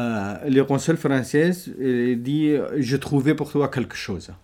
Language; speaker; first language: French; non-native, learner; Kurdish